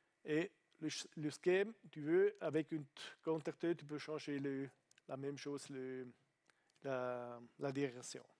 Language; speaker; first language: French; non-native, learner; Italian